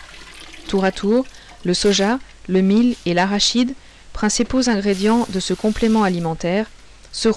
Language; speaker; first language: French; native; French